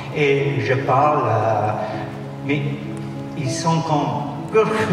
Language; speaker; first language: French; non-native, learner; English